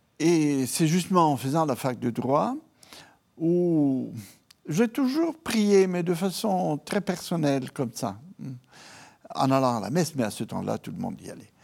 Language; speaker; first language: French; non-native, fluent; Italian